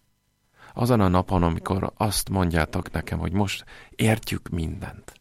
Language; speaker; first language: Hungarian; non-native, fluent; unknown